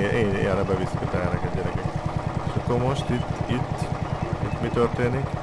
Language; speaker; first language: Hungarian; native; Hungarian